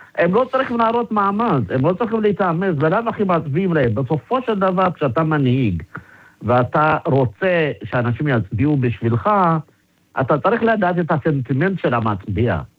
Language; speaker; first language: Hebrew; non-native, fluent; Amharic